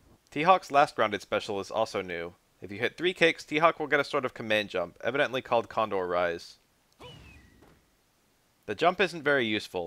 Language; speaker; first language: English; native; English